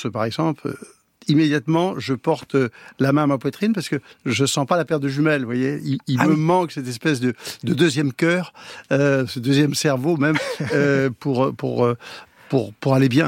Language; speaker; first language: French; native; French